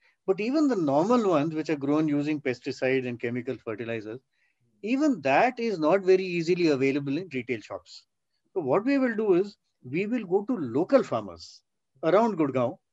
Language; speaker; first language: English; non-native, local second language; Hindi